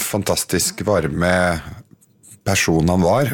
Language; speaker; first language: Norwegian; early bilingual, other home language; Arabic